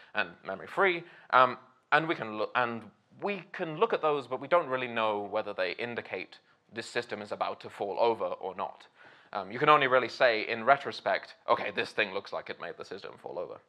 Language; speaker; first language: English; native; English